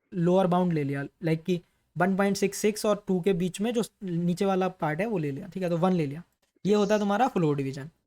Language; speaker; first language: Hindi; native; Hindi